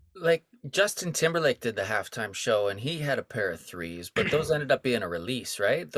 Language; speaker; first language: English; native; English